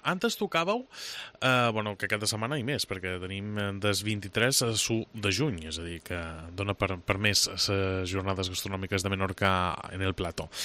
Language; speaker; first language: Catalan; native; Catalan